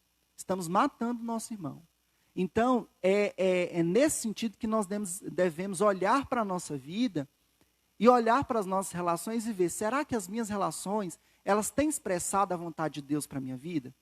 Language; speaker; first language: Portuguese; native; Portuguese